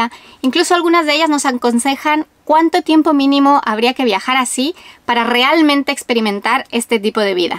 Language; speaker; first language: Spanish; native; Spanish